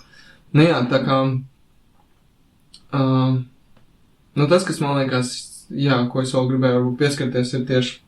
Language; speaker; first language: Latvian; native; Latvian